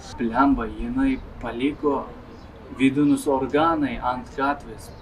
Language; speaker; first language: Lithuanian; non-native, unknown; Turkish